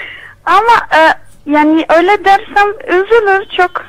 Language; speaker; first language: Turkish; non-native, learner; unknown